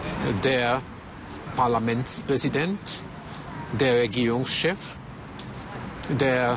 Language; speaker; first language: German; non-native, fluent; Hungarian